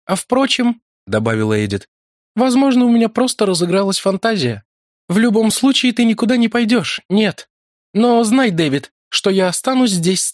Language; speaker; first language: Russian; native; Russian